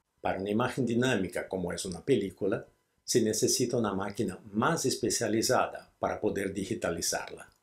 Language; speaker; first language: Spanish; non-native, fluent; Portuguese